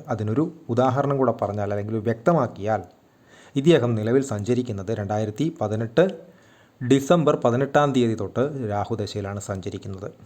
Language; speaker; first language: Malayalam; native; Malayalam